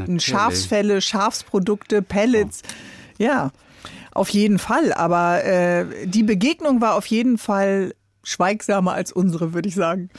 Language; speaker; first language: German; native; German